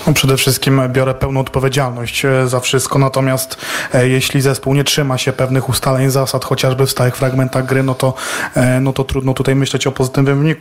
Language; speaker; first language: Polish; native; Polish